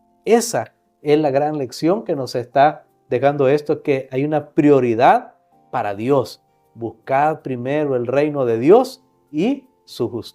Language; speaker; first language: Spanish; native; Spanish